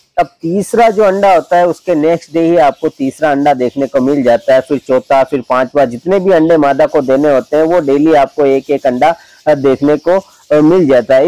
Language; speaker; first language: Hindi; native; Hindi